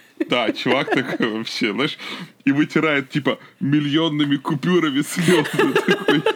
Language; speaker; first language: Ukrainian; non-native, local second language; Russian